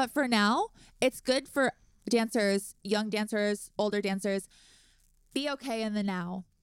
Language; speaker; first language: English; native; English